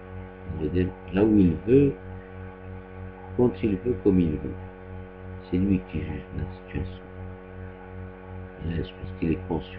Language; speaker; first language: French; non-native, local second language; Arabic